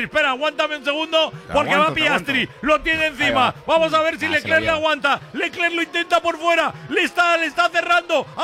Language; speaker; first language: Spanish; native; Spanish